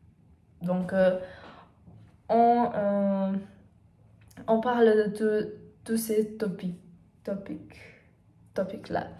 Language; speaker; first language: French; non-native, learner; Portuguese